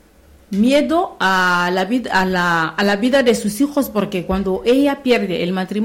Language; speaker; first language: Spanish; non-native, learner; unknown